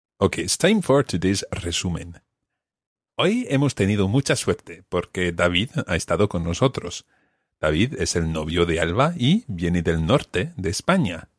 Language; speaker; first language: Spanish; non-native, fluent; English